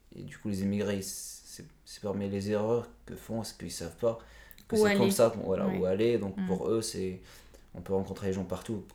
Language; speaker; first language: French; non-native, local second language; Arabic